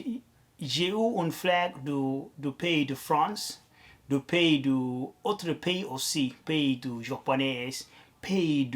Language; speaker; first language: French; non-native, learner; Arabic